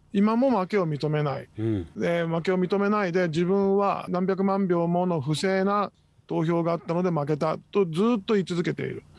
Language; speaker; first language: Japanese; native; Japanese